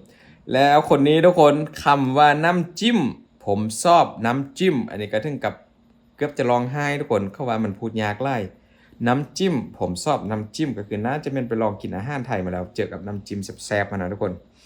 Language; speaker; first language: Thai; non-native, local second language; Northeastern Thai